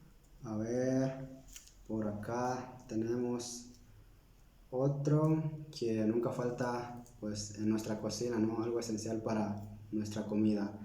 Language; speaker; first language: Spanish; non-native, local second language; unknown